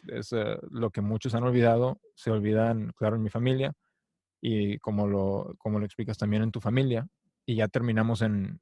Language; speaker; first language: Spanish; native; Spanish